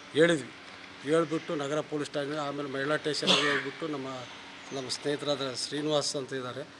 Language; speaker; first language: Kannada; non-native, local second language; Lambadi